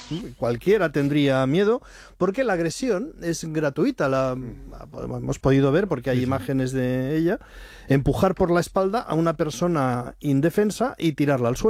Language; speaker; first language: Spanish; native; Spanish